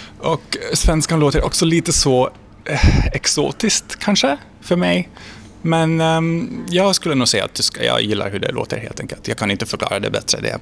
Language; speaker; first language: Swedish; non-native, fluent; Hungarian